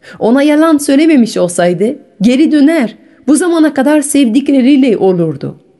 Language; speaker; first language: Turkish; non-native, fluent; French